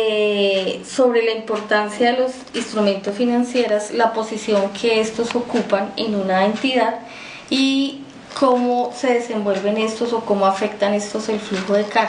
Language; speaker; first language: Spanish; native; Spanish